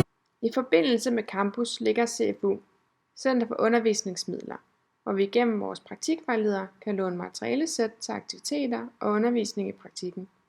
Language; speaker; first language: Danish; native; Danish